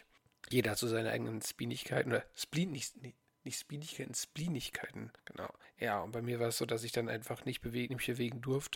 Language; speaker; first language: German; native; German